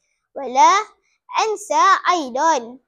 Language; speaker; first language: Arabic; non-native, learner; Malay